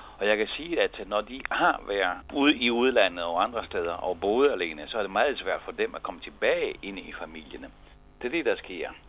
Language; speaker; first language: Danish; non-native, fluent; Italian